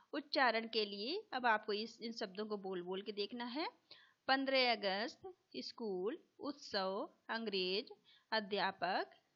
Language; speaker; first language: Hindi; native; Hindi